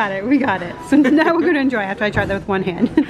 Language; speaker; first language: English; native; English